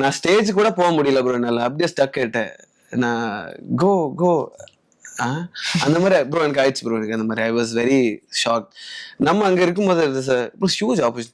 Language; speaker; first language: Tamil; non-native, learner; Malayalam